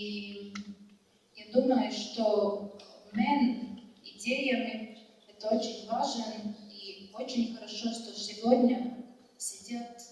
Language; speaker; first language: Russian; non-native, fluent; Latvian